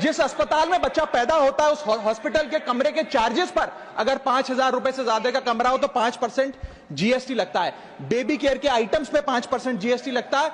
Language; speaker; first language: Hindi; native; Hindi